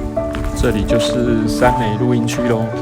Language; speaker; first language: Chinese; native; Chinese